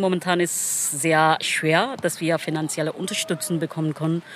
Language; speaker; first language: German; non-native, learner; Pashto